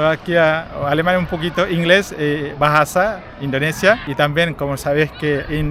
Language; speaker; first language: Spanish; non-native, fluent; Indonesian